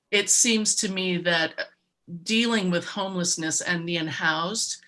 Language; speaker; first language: English; native; English